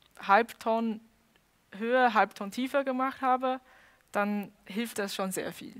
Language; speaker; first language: German; non-native, fluent; Chinese